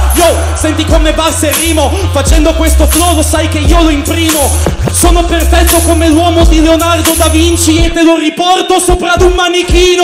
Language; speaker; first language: Italian; native; Italian